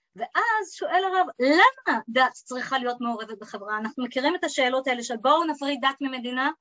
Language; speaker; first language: Hebrew; early bilingual, other home language; English